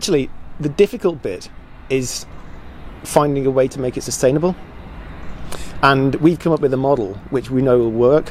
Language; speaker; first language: English; native; English